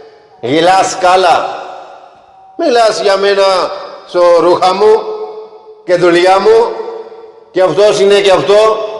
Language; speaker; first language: Greek; non-native, learner; Punjabi